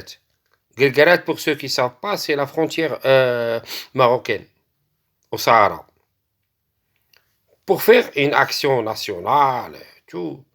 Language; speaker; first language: French; non-native, local second language; Arabic